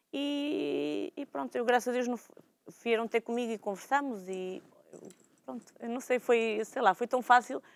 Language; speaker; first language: Portuguese; early bilingual, heritage; Portuguese